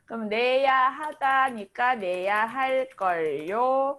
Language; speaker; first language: Korean; native; Korean